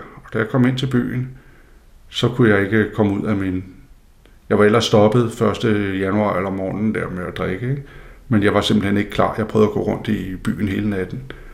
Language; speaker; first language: Danish; non-native, local second language; Faroese